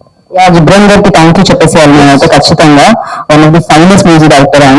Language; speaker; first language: Telugu; native; Telugu